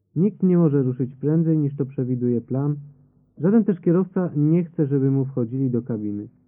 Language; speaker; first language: Polish; native; Polish